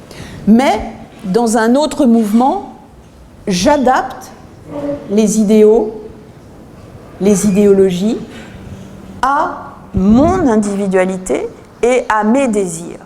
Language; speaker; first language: French; native; French